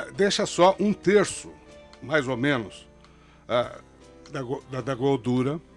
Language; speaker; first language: Portuguese; native; Portuguese